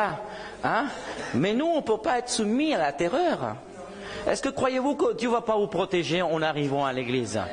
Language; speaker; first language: French; non-native, fluent; Spanish